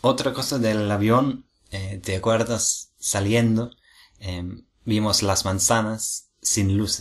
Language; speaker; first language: Spanish; non-native, fluent; English